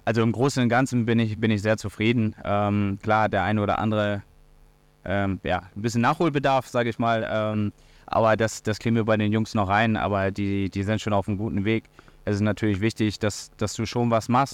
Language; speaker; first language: German; native; German